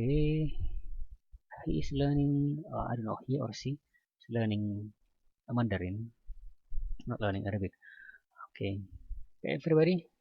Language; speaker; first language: English; non-native, learner; Indonesian